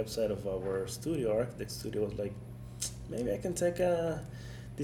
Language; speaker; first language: English; non-native, fluent; Spanish